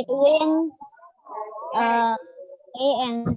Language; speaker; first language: English; non-native, learner; Indonesian